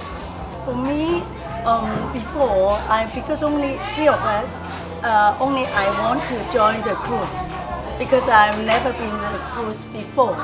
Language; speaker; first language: English; non-native, fluent; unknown